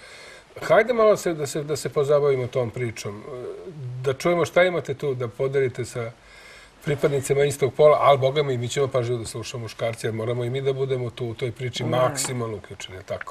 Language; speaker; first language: Croatian; native; Croatian